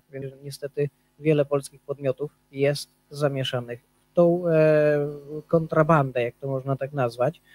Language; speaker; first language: Polish; native; Polish